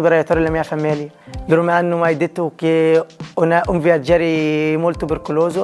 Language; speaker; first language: Italian; non-native, learner; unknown